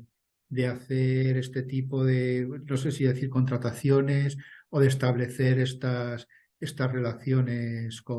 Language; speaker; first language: Spanish; native; Spanish